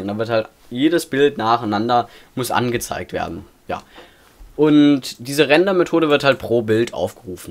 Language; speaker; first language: German; native; German